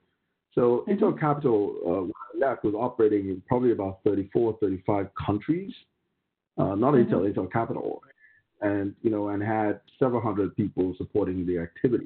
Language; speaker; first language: English; non-native, local second language; Yoruba